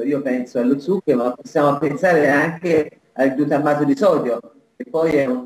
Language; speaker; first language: Italian; native; Italian